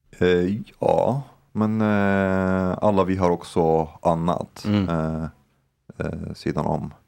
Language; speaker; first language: Swedish; non-native, fluent; Arabic